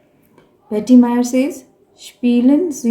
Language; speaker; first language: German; non-native, fluent; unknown